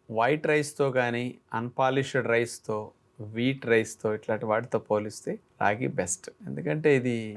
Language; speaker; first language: Telugu; native; Telugu